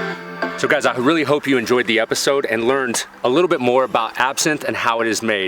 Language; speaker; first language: English; native; English